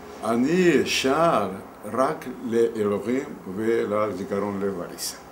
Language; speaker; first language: Hebrew; non-native, learner; Russian